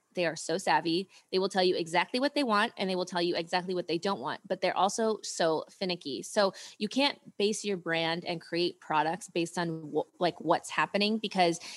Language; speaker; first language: English; native; English